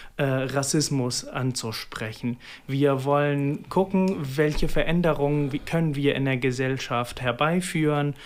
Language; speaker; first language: German; non-native, fluent; Kurdish